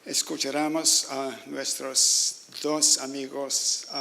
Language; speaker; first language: Spanish; non-native, learner; English